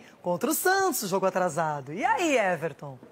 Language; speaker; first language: Portuguese; native; Portuguese